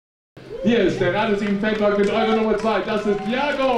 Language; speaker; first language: German; native; German